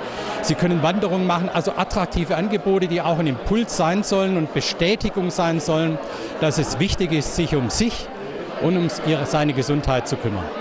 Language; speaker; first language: German; native; German